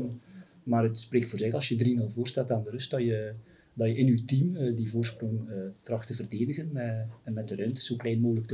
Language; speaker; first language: Dutch; native; Dutch